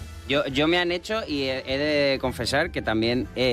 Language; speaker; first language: Spanish; native; Spanish